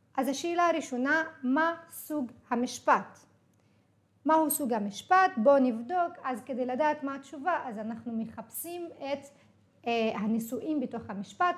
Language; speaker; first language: Hebrew; non-native, local second language; Arabic